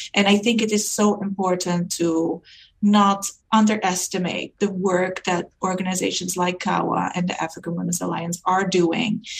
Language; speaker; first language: English; non-native, fluent; Dutch